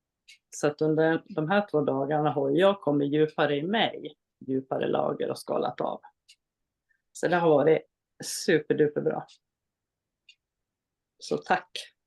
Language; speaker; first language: Swedish; native; Swedish